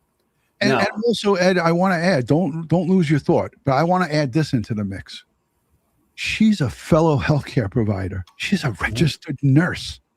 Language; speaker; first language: English; native; English